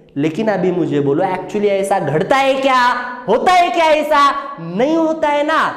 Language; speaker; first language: Hindi; non-native, local second language; Marathi